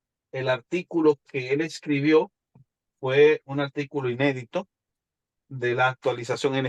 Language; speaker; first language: Spanish; native; Spanish